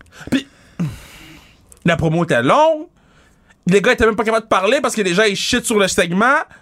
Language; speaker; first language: French; native; French